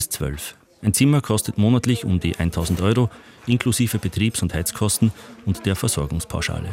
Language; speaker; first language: German; native; German